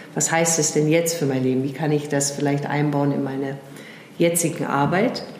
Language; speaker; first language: German; early bilingual, heritage; German